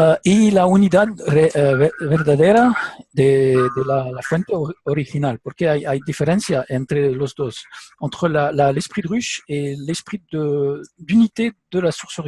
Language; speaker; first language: Spanish; non-native, learner; French